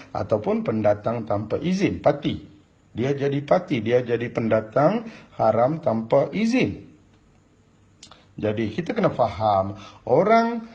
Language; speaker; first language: Malay; non-native, local second language; Tamil